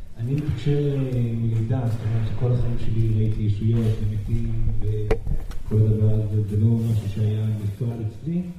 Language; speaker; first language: Hebrew; non-native, fluent; Portuguese